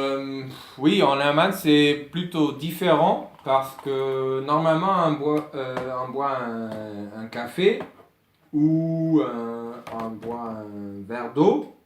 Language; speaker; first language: French; non-native, fluent; German